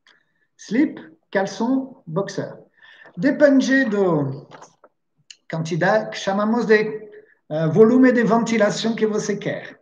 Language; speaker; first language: Portuguese; non-native, fluent; French